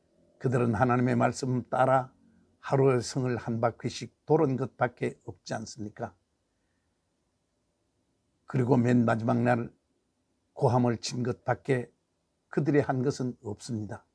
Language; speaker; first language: Korean; native; Korean